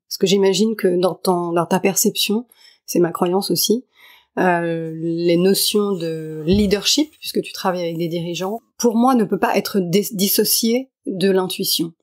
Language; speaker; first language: French; native; French